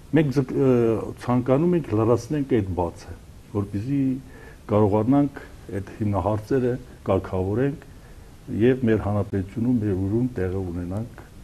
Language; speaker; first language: Armenian; non-native, local second language; Kurdish